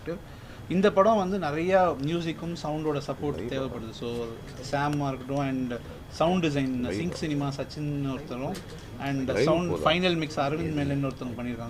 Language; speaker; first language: Tamil; native; Tamil